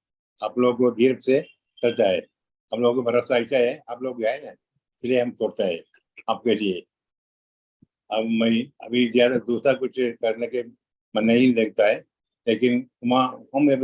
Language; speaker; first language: Hindi; non-native, local second language; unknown